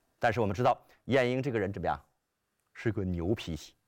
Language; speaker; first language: Chinese; native; Chinese